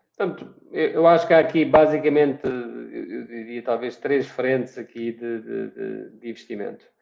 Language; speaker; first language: Portuguese; native; Portuguese